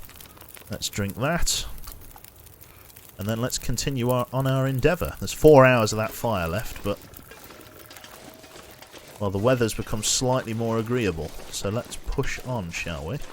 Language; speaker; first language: English; native; English